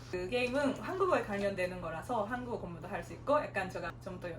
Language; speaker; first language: Korean; non-native, learner; Japanese